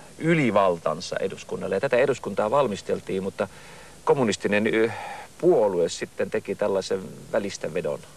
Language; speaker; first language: Finnish; early bilingual, other home language; Russian